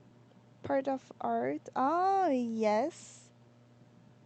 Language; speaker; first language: English; non-native, learner; Korean